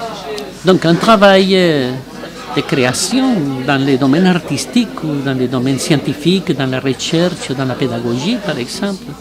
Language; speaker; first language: French; non-native, fluent; Spanish